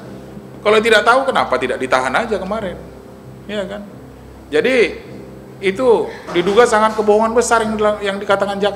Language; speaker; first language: Indonesian; native; Indonesian